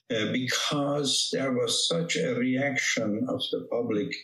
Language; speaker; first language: English; non-native, fluent; Hungarian